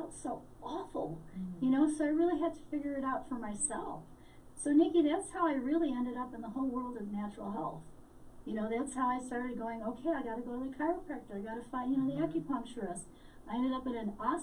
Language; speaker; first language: English; native; English